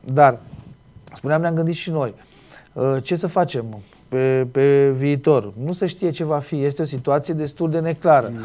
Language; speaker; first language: Romanian; native; Romanian